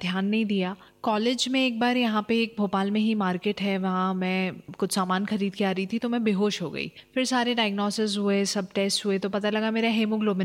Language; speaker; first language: Hindi; native; Hindi